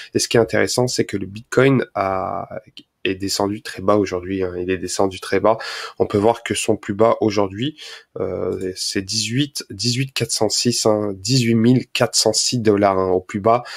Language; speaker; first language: French; native; French